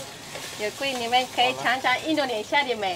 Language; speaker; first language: Chinese; non-native, fluent; Indonesian